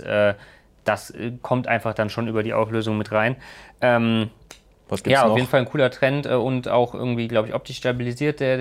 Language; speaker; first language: German; native; German